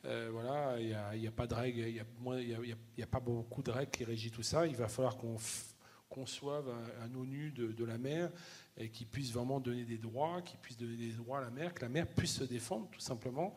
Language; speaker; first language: French; native; French